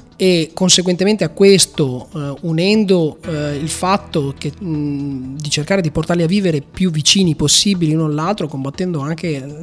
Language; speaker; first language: Italian; native; Italian